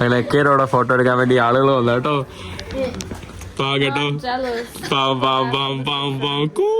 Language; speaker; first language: Malayalam; native; Malayalam